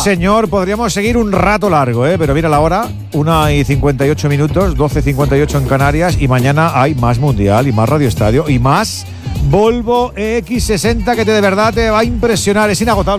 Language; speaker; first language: Spanish; native; Spanish